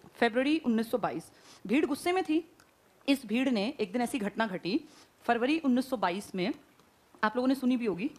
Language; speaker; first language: Hindi; native; Hindi